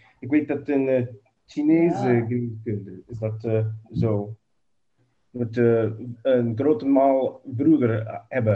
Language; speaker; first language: Dutch; non-native, learner; English